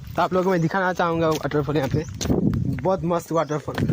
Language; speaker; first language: Hindi; non-native, local second language; Assamese